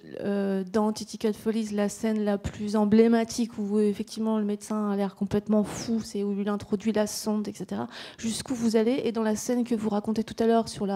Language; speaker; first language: French; native; French